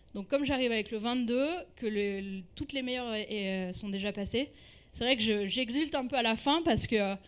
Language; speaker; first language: French; native; French